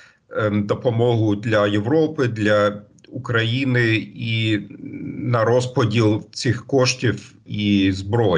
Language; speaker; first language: Ukrainian; non-native, fluent; German